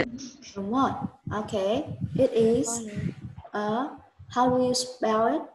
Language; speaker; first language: English; non-native, learner; Vietnamese